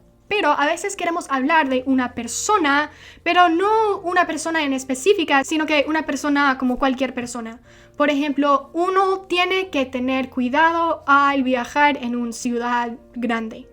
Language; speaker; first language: Spanish; non-native, fluent; English